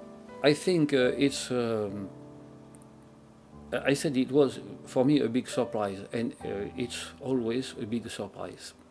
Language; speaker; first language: English; non-native, learner; French